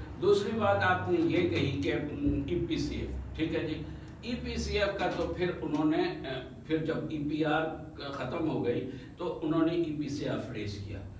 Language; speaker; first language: Urdu; native; Urdu